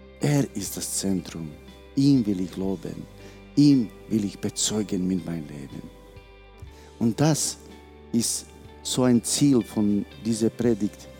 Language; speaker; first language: German; non-native, fluent; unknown